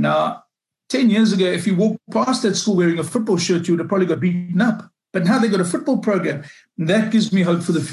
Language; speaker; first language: English; native; English